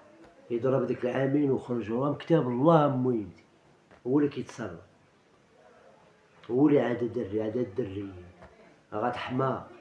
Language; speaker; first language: Arabic; native; Arabic